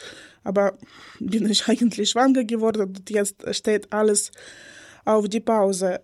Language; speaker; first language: German; non-native, learner; Ukrainian